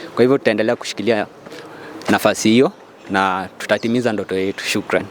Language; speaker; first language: Swahili; non-native, local second language; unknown